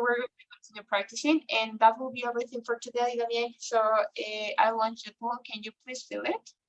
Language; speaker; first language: English; non-native, fluent; Spanish